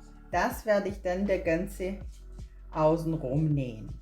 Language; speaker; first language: German; non-native, fluent; Portuguese